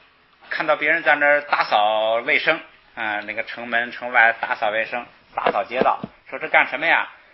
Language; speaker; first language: Chinese; native; Chinese